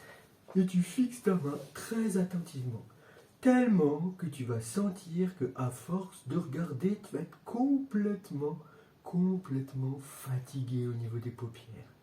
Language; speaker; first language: French; native; French